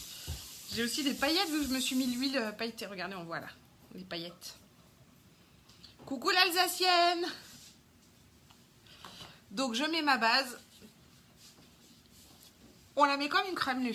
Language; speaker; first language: French; native; French